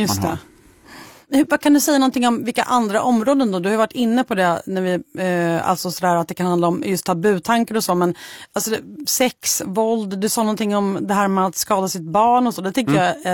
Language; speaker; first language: Swedish; native; Swedish